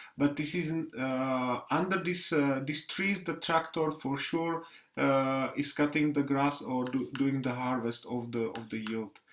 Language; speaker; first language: English; non-native, fluent; Czech